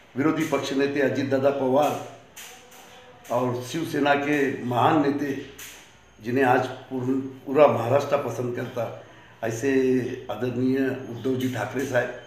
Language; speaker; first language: Hindi; non-native, local second language; Marathi